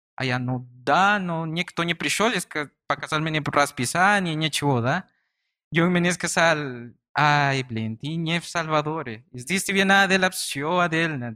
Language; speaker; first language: Russian; non-native, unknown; Spanish